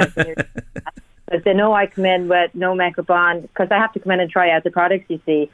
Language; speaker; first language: English; native; English